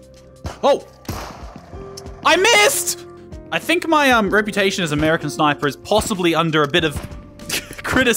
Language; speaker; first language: English; native; English